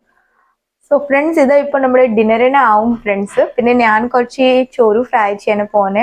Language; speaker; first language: Malayalam; non-native, learner; Hindi